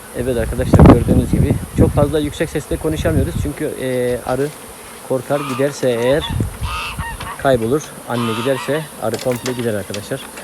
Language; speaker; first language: Turkish; native; Turkish